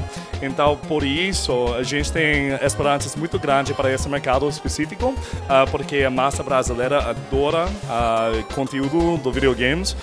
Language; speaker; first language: Portuguese; non-native, fluent; English